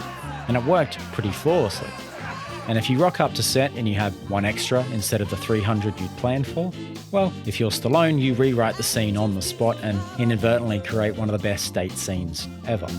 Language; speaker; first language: English; native; English